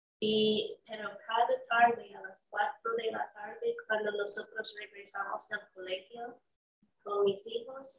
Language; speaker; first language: Spanish; non-native, learner; English